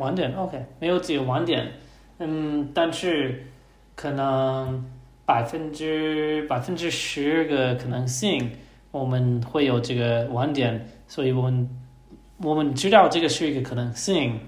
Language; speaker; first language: Chinese; non-native, learner; English